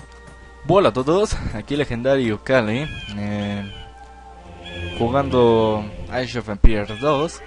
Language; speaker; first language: Spanish; native; Spanish